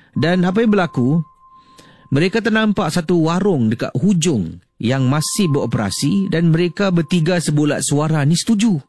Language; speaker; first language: Malay; native; Malay